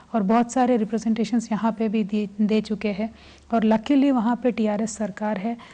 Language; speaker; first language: Hindi; non-native, local second language; Telugu